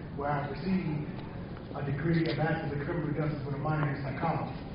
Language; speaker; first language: English; native; English